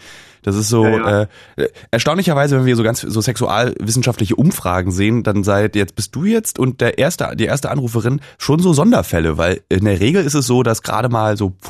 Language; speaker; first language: German; native; German